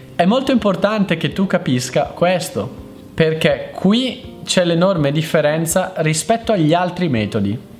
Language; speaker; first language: Italian; native; Italian